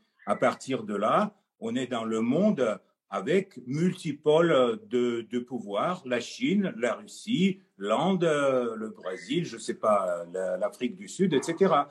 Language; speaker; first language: French; non-native, fluent; Russian